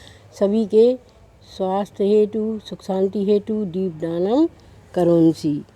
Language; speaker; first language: Hindi; native; Hindi